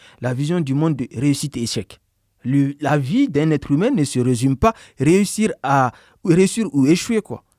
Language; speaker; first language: French; non-native, local second language; Bambara